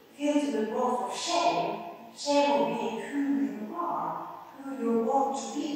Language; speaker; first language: English; non-native, fluent; Norwegian